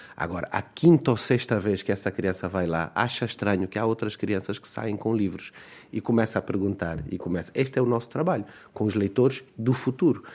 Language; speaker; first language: Portuguese; native; Portuguese